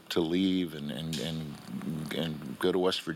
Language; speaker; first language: English; early bilingual, other home language; Spanish